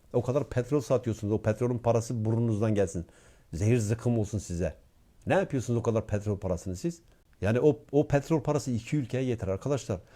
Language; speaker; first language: Turkish; non-native, local second language; Kurdish